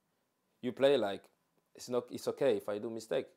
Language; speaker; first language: English; non-native, fluent; French